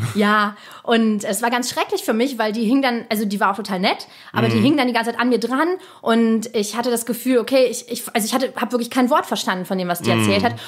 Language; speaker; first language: German; early bilingual, other home language; Russian